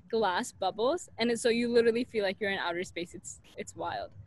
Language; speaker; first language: English; native; English